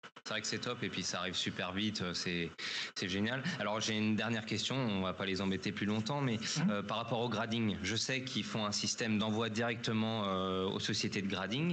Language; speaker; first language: French; native; French